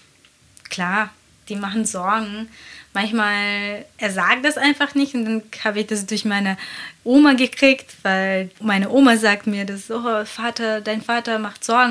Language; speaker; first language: German; non-native, fluent; Latvian